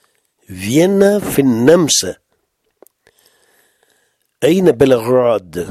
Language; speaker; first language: Arabic; non-native, fluent; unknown